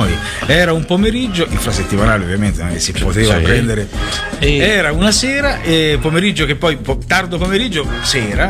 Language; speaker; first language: Italian; native; Italian